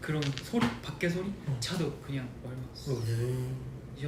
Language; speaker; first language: Korean; non-native, fluent; Japanese